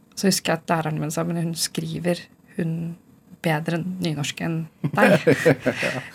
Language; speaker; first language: Norwegian; non-native, local second language; Urdu